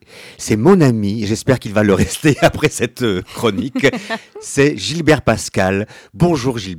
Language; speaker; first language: French; native; French